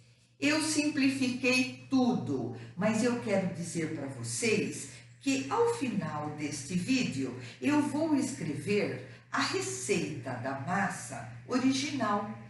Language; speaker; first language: Portuguese; native; Portuguese